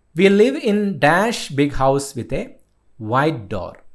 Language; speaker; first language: English; non-native, local second language; Malayalam